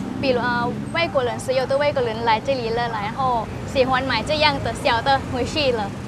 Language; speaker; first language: Chinese; non-native, learner; Thai